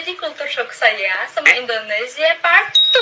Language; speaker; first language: Indonesian; non-native, fluent; Russian